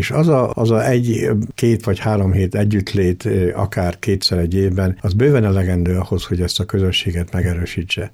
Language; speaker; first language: Hungarian; early bilingual, other home language; Spanish